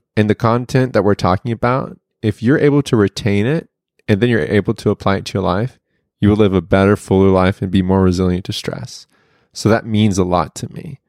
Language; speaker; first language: English; native; English